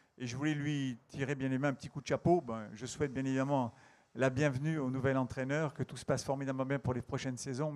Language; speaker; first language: French; native; French